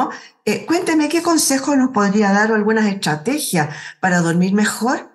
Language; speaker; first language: Spanish; native; Spanish